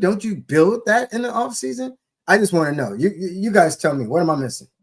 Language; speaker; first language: English; native; English